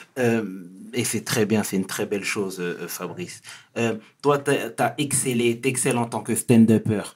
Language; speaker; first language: French; early bilingual, other home language; Wolof